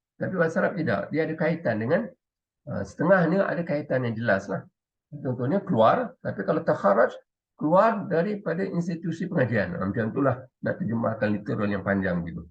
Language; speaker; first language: Malay; native; Malay